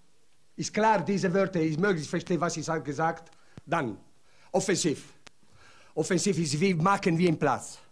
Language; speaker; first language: German; non-native, learner; Italian